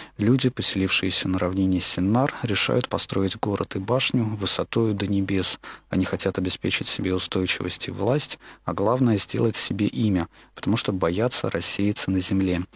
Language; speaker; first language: Russian; native; Russian